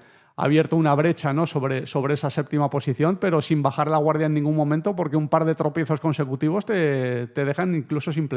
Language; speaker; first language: Spanish; native; Spanish